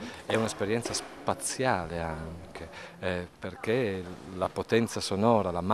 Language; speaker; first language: Italian; native; Italian